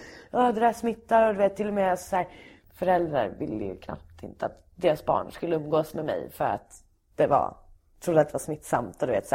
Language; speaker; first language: Swedish; native; Swedish